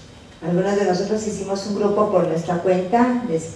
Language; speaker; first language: Spanish; native; Spanish